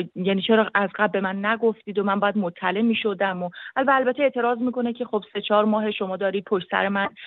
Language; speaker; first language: Persian; native; Persian